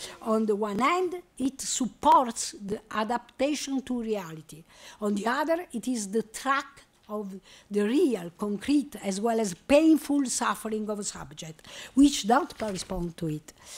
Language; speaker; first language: English; non-native, learner; Italian